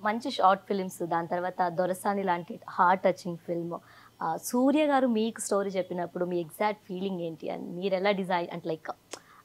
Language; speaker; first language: Telugu; native; Telugu